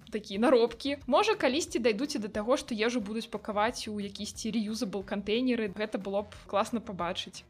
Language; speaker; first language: Belarusian; non-native, local second language; Russian